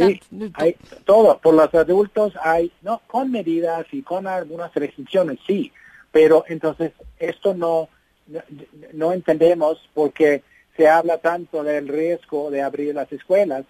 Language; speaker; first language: Spanish; non-native, fluent; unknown